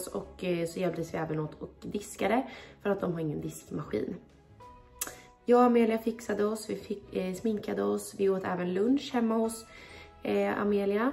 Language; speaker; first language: Swedish; native; Swedish